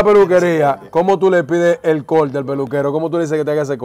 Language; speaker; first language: Spanish; native; Spanish